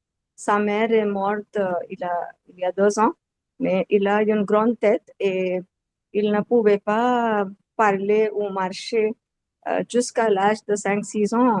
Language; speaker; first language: French; non-native, learner; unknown